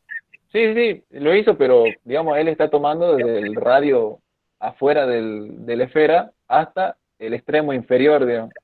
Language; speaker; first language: Spanish; native; Spanish